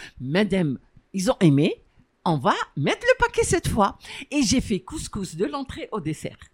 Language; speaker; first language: French; non-native, local second language; Arabic